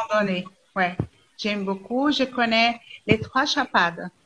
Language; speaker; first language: French; non-native, learner; Portuguese